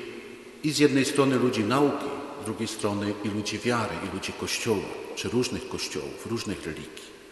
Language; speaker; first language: Polish; native; Polish